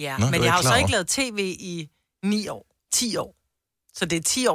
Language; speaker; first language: Danish; native; Danish